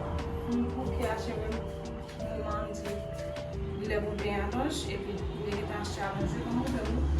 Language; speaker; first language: French; non-native, learner; Haitian Creole